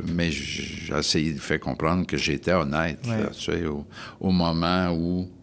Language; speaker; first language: French; native; French